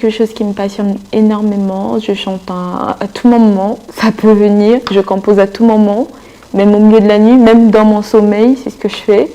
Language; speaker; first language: French; non-native, local second language; Sango